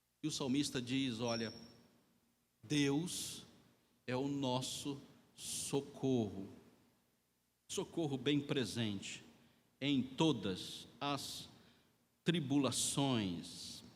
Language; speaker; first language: Portuguese; native; Portuguese